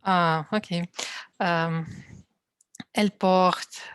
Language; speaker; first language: French; non-native, learner; Russian